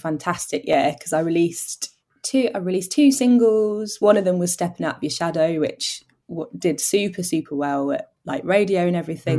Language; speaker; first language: English; native; English